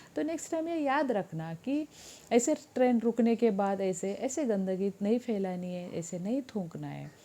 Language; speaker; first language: Hindi; non-native, local second language; Marathi